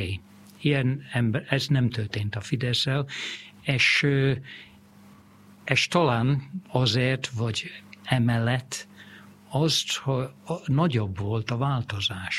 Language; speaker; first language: Hungarian; non-native, fluent; English